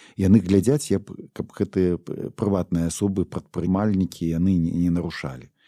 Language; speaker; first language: Belarusian; non-native, local second language; Russian